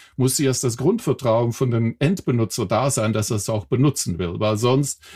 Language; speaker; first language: German; non-native, fluent; Dutch